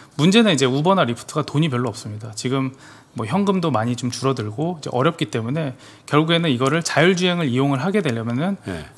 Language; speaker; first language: Korean; native; Korean